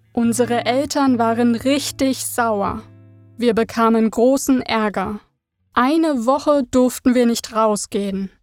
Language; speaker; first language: German; native; German